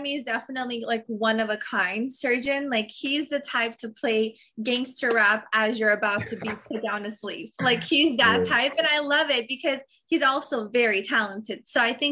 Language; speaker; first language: English; non-native, fluent; Serbian